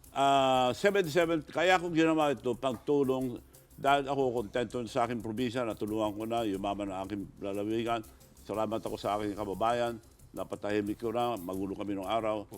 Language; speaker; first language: Filipino; non-native, local second language; Iloko